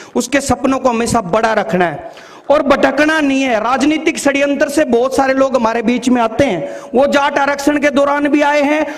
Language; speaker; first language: Hindi; native; Hindi